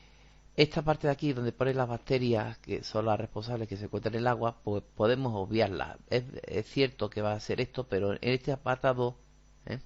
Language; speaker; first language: Spanish; native; Spanish